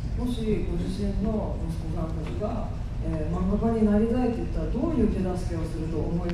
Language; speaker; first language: Japanese; native; Japanese